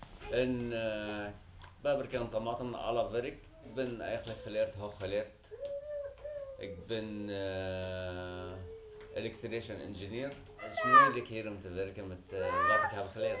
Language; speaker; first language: Dutch; non-native, learner; Arabic